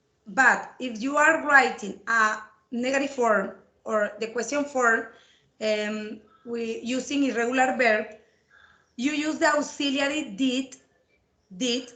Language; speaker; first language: English; non-native, learner; Spanish